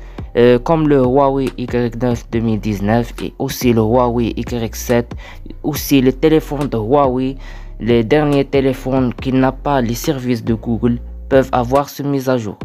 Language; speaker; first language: French; non-native, learner; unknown